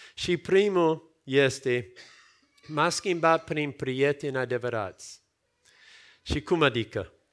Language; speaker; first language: Romanian; non-native, fluent; English